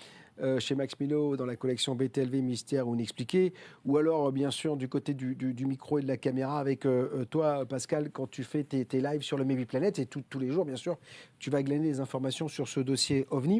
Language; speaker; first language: French; native; French